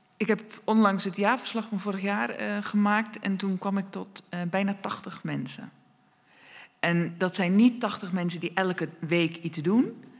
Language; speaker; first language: Dutch; native; Dutch